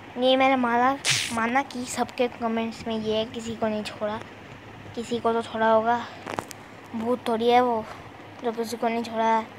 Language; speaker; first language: Hindi; non-native, local second language; Bangla